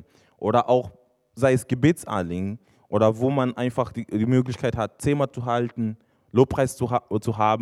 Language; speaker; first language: German; non-native, fluent; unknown